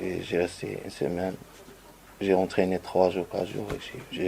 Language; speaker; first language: French; non-native, learner; Arabic